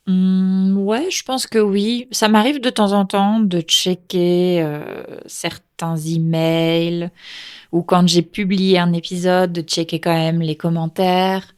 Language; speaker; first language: French; native; French